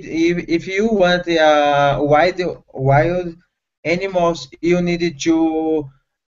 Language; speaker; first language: English; non-native, learner; Spanish